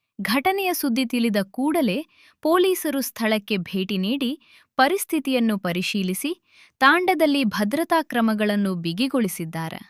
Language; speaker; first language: Kannada; native; Kannada